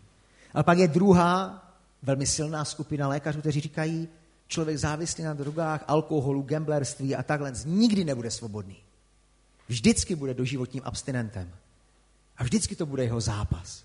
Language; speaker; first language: Czech; native; Czech